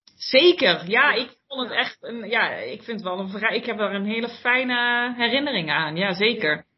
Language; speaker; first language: Dutch; early bilingual, heritage; Dutch